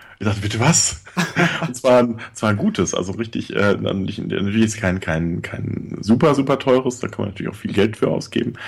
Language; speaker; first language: German; native; German